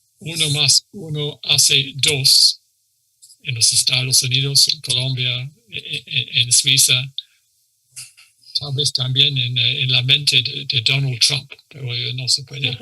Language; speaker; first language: Spanish; non-native, fluent; English